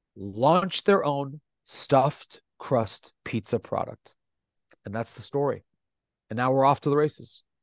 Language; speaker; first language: English; non-native, fluent; Italian